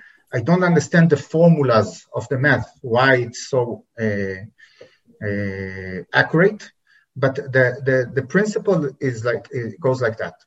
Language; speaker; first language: English; non-native, fluent; Hebrew